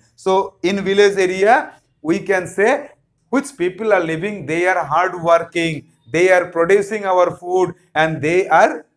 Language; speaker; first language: English; non-native, local second language; Bangla